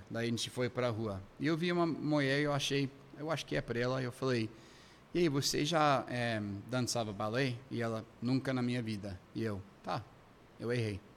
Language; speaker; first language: Portuguese; non-native, fluent; English